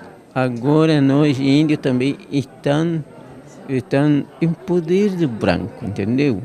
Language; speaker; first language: Portuguese; non-native, local second language; Guarani